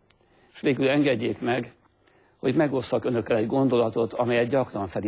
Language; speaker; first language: Hungarian; native; Hungarian